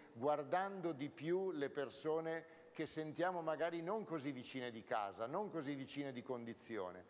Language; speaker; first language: Italian; native; Italian